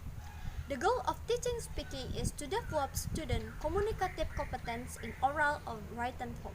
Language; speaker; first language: English; non-native, learner; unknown